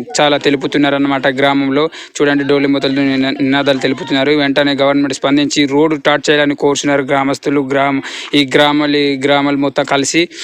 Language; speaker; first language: Telugu; native; Telugu